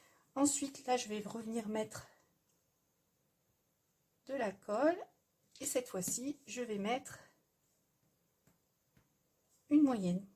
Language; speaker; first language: French; native; French